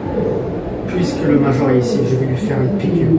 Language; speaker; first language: French; native; French